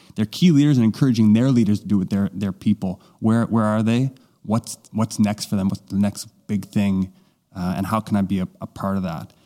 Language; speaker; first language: English; native; English